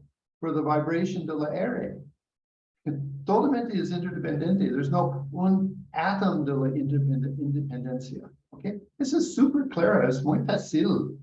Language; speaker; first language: Spanish; non-native, learner; English